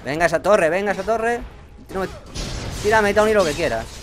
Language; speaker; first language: Spanish; native; Spanish